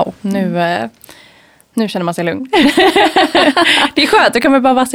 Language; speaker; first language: Swedish; native; Swedish